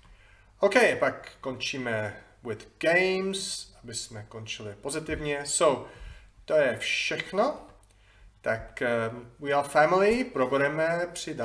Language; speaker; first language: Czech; non-native, fluent; English